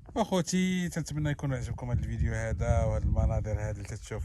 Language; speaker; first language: Arabic; native; Arabic